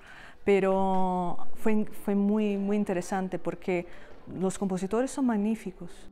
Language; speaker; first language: Spanish; non-native, fluent; Portuguese